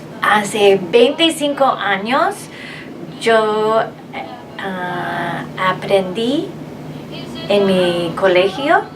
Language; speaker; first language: Spanish; non-native, fluent; English